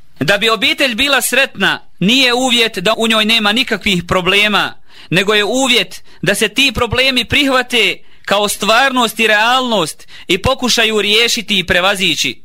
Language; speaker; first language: Bosnian; native; Bosnian